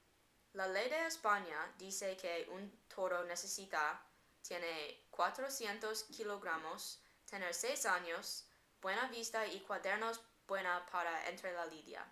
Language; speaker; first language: Spanish; non-native, learner; English